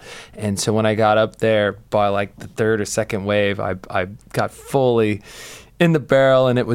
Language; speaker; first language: English; native; English